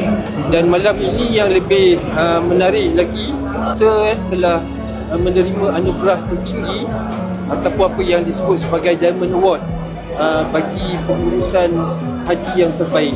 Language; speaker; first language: Malay; native; Malay